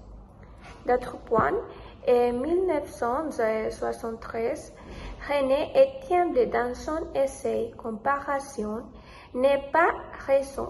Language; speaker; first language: French; non-native, learner; Spanish